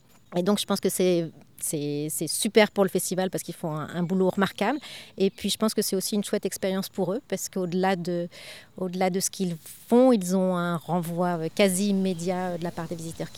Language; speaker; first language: French; native; French